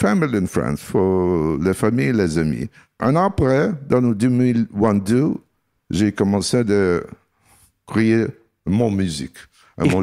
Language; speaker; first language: French; non-native, learner; Russian